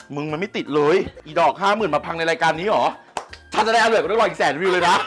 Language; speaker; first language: Thai; native; Thai